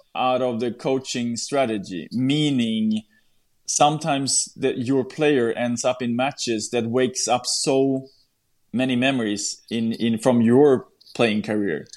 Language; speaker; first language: English; non-native, fluent; Swedish